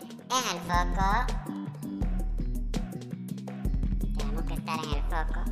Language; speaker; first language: Spanish; native; Spanish